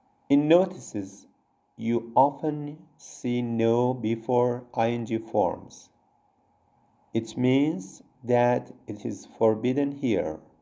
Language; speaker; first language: English; non-native, fluent; Persian